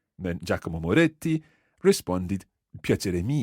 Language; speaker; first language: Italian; non-native, fluent; English